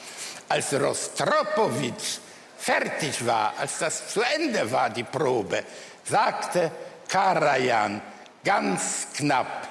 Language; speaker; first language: German; early bilingual, other home language; Polish